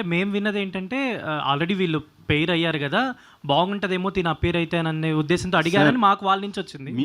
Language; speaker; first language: Telugu; native; Telugu